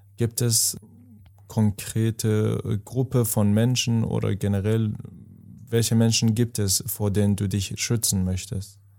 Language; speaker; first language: German; non-native, fluent; Persian